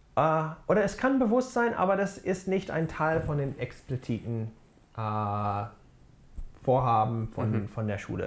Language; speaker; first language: German; non-native, fluent; English